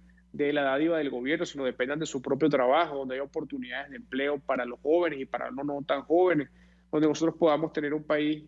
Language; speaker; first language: Spanish; native; Spanish